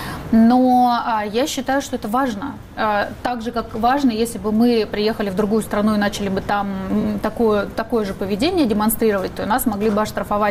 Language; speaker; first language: Russian; native; Russian